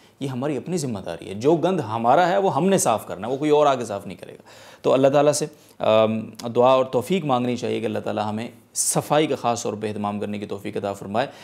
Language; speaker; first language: Urdu; native; Urdu